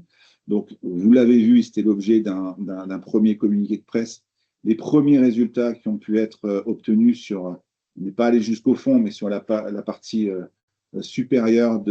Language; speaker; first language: French; native; French